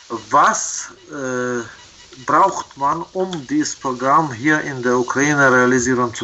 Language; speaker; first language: German; non-native, fluent; Ukrainian